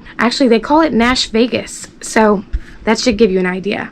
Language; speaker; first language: English; native; English